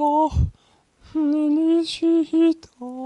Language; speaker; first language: Italian; non-native, learner; German